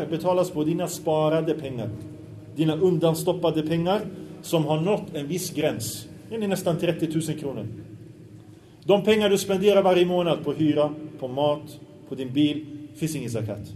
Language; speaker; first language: Swedish; early bilingual, other home language; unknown